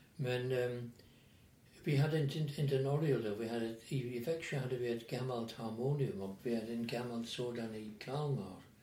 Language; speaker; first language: Swedish; non-native, fluent; English